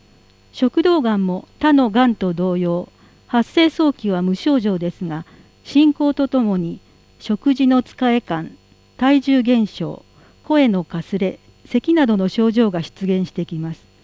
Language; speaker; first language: Japanese; native; Japanese